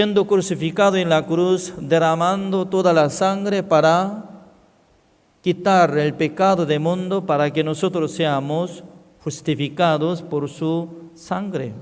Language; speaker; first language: Spanish; non-native, fluent; Korean